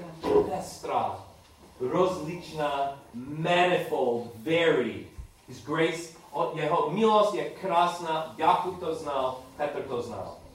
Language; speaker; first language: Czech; non-native, learner; English